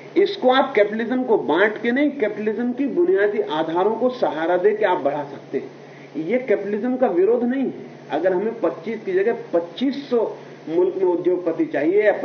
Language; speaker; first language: Hindi; native; Hindi